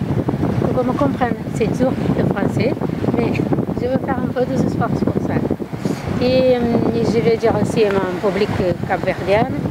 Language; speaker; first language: French; non-native, learner; Kabuverdianu